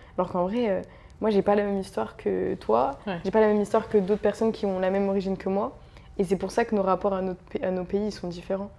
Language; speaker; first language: French; early bilingual, other home language; Arabic